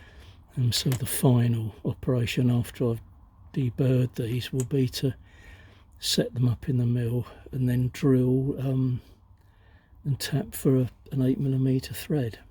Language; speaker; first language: English; native; English